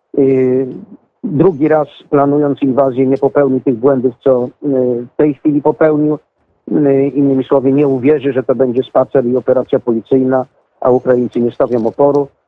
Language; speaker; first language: Polish; native; Polish